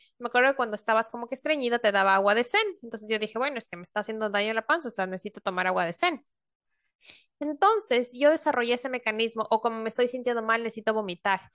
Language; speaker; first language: Spanish; native; Spanish